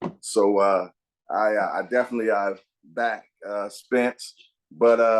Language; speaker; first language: English; native; English